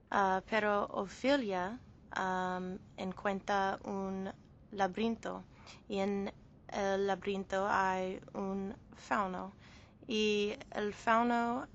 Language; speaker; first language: Spanish; non-native, learner; English